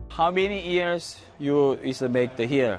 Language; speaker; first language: English; non-native, learner; Korean